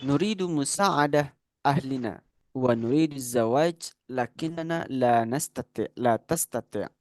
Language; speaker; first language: Arabic; non-native, fluent; Indonesian